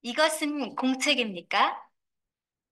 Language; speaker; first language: Korean; non-native, learner; Vietnamese